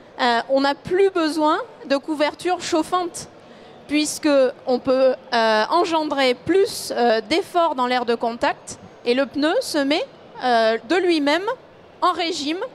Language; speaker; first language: French; native; French